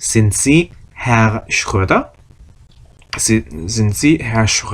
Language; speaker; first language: German; non-native, fluent; Korean